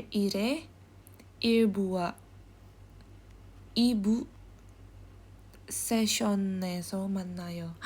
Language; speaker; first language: Korean; non-native, learner; Indonesian